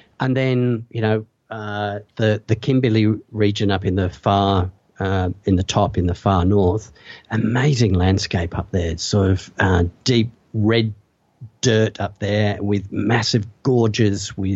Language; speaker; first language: English; native; English